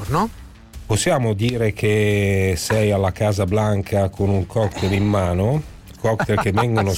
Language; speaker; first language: Italian; native; Italian